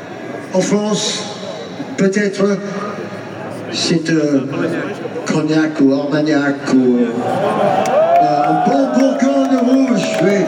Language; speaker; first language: French; non-native, learner; English